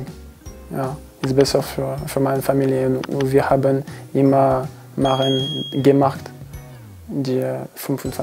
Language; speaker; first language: German; non-native, learner; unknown